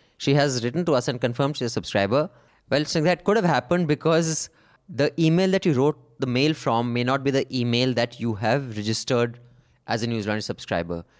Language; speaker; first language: English; non-native, local second language; Punjabi